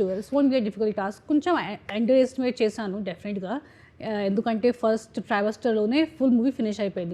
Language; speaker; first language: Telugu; non-native, learner; Hindi